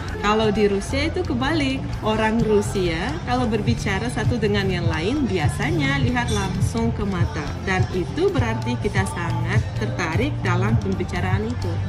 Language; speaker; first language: Indonesian; non-native, fluent; Russian